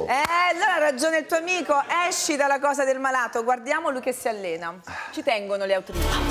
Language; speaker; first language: Italian; native; Italian